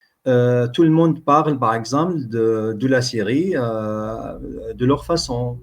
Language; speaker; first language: French; non-native, fluent; Arabic